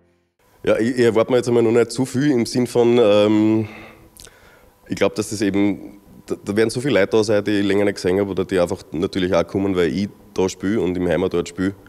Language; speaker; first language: German; native; German